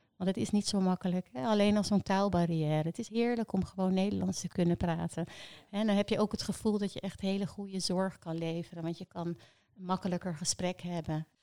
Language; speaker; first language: Dutch; native; Dutch